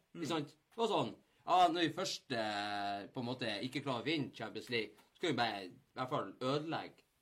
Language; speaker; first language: Norwegian; native; Norwegian